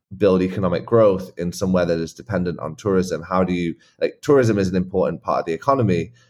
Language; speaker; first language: English; native; English